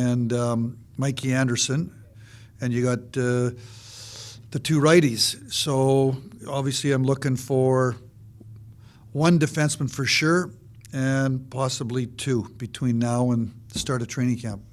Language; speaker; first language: English; native; English